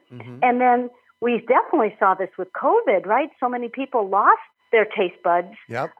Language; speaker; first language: English; native; English